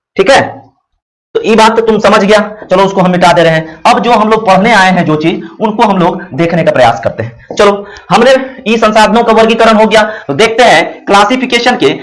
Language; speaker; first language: Hindi; native; Hindi